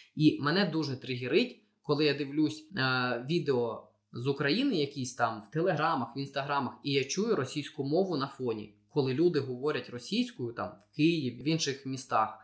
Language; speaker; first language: Ukrainian; non-native, local second language; Russian